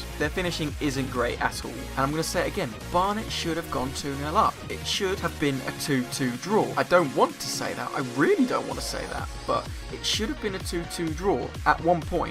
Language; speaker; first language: English; native; English